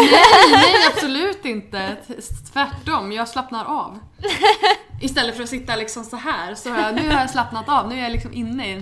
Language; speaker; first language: Swedish; native; Swedish